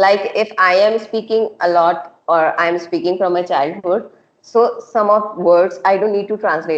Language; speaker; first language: English; non-native, local second language; Hindi